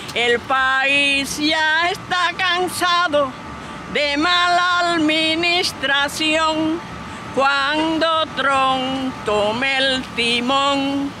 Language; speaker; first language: Spanish; native; Spanish